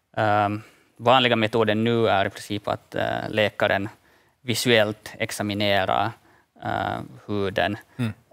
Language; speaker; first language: Swedish; native; Swedish